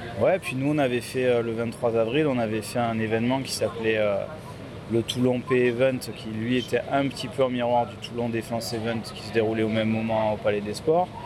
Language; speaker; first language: French; native; French